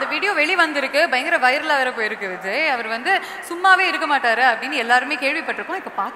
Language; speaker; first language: Tamil; native; Tamil